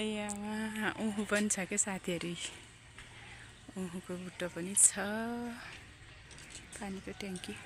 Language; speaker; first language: Nepali; native; Nepali